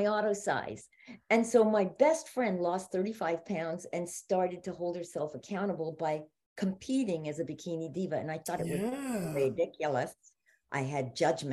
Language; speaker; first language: English; native; English